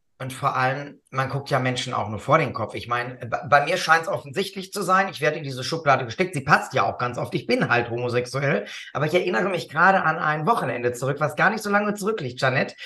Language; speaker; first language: German; native; German